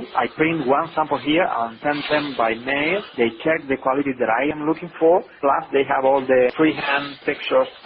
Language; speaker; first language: English; non-native, fluent; Spanish